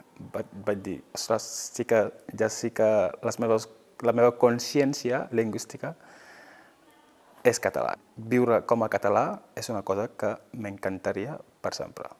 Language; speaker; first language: Catalan; non-native, fluent; Fula